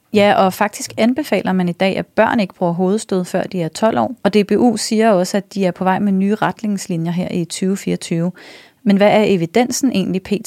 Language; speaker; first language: Danish; native; Danish